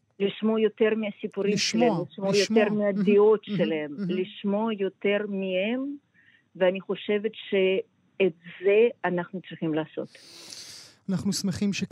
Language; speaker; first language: Hebrew; non-native, fluent; Russian